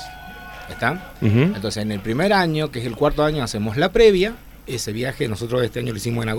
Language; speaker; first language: Spanish; native; Spanish